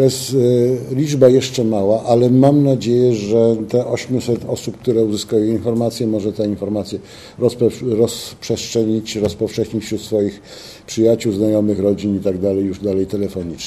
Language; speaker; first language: Polish; native; Polish